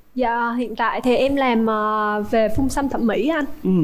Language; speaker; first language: Vietnamese; native; Vietnamese